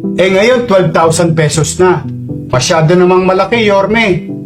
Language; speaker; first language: Filipino; native; Filipino